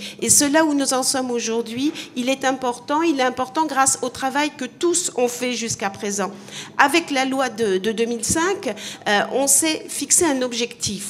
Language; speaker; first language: French; native; French